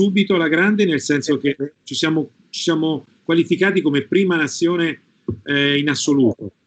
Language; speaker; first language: Italian; native; Italian